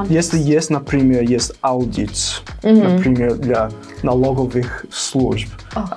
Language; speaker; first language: Russian; non-native, fluent; English